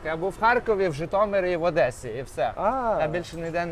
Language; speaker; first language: Ukrainian; non-native, local second language; Russian